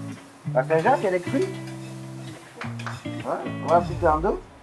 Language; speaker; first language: French; native; French